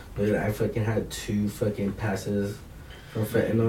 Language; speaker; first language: English; early bilingual, other home language; Spanish